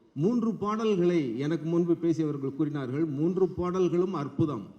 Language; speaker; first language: Tamil; native; Tamil